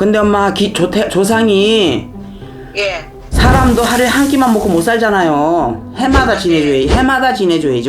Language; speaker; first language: Korean; native; Korean